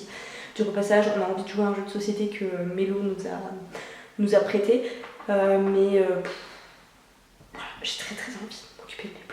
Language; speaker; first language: French; native; French